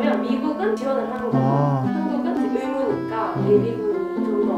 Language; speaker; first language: Korean; native; Korean